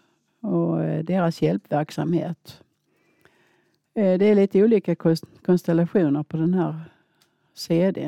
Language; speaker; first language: Swedish; native; Swedish